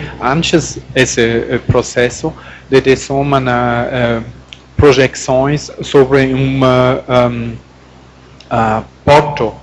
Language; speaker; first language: Portuguese; non-native, learner; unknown